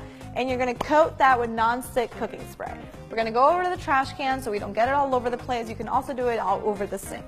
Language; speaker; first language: English; native; English